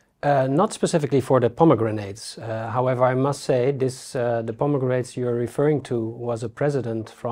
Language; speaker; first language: English; non-native, fluent; Dutch